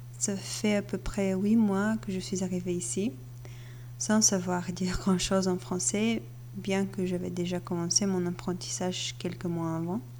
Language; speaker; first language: French; non-native, learner; Bulgarian